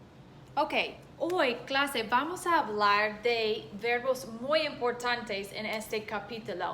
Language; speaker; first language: Spanish; non-native, fluent; English